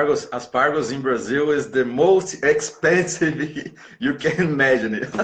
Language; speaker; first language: English; non-native, learner; Portuguese